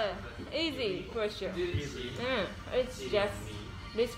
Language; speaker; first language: English; non-native, learner; Japanese